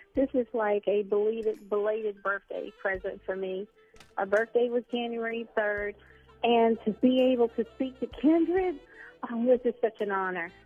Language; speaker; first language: English; native; English